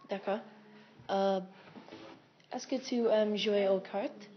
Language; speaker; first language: French; non-native, learner; English